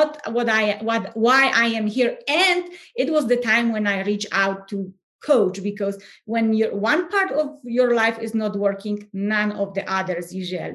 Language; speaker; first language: English; non-native, fluent; Polish